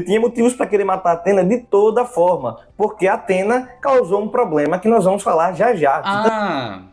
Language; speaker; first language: Portuguese; native; Portuguese